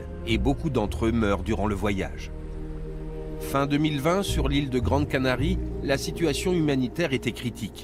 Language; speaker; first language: French; native; French